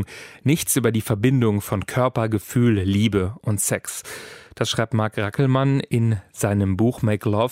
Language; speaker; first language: German; native; German